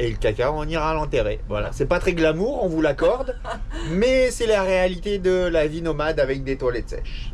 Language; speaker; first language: French; native; French